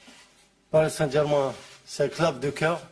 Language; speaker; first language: French; non-native, learner; Arabic